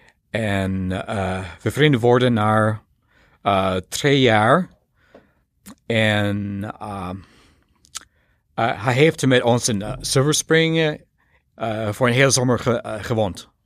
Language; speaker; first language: Dutch; non-native, learner; English